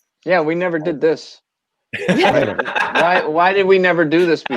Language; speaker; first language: English; native; English